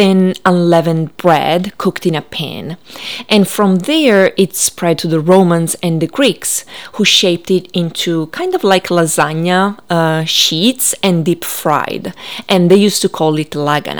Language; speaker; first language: English; non-native, fluent; Italian